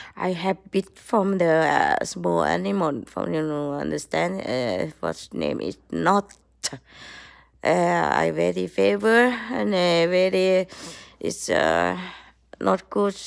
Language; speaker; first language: English; non-native, learner; Thai